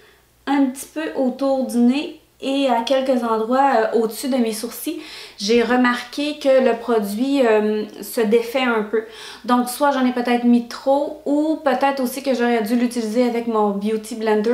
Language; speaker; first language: French; native; French